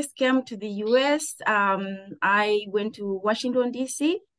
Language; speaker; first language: English; non-native, local second language; Shona